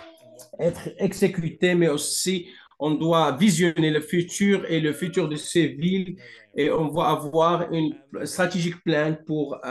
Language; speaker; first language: French; non-native, fluent; English